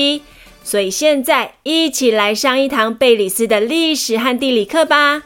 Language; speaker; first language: Chinese; native; Chinese